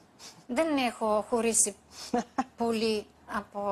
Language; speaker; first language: Greek; non-native, fluent; Bulgarian